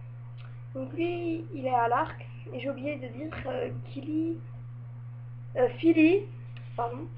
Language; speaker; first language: French; native; French